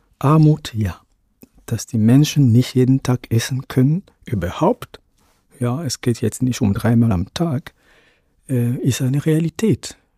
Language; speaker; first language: German; non-native, fluent; Ewe